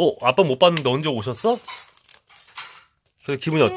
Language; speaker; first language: Korean; native; Korean